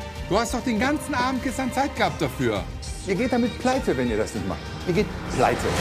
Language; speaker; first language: German; native; German